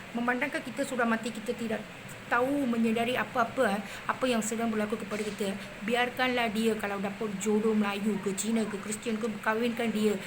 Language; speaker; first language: Malay; non-native, local second language; Tamil